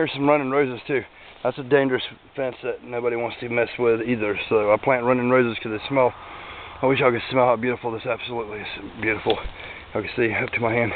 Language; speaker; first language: English; native; English